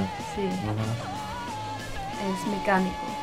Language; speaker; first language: Spanish; non-native, learner; German